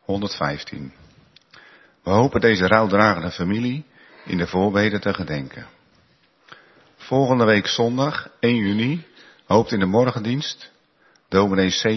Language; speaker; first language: Dutch; native; Dutch